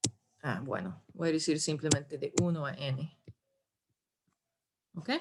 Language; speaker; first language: Spanish; non-native, fluent; English